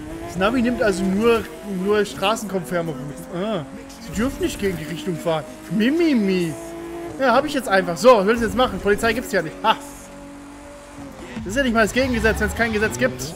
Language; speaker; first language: German; native; German